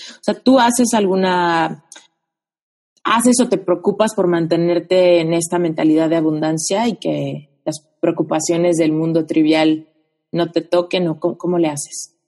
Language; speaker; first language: Spanish; native; Spanish